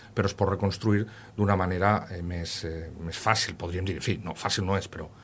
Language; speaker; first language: Catalan; native; Catalan